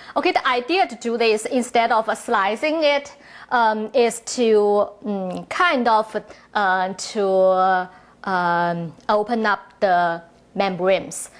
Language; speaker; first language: English; non-native, learner; Chinese